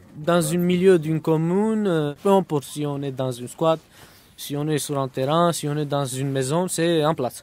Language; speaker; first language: French; non-native, fluent; Romany